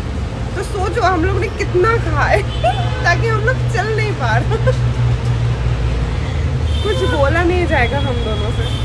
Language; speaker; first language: Hindi; non-native, local second language; Bangla